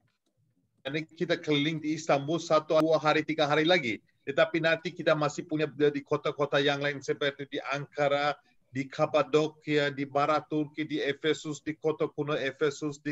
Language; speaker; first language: Indonesian; non-native, fluent; Turkish